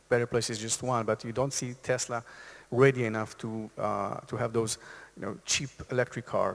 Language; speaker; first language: English; non-native, fluent; Hebrew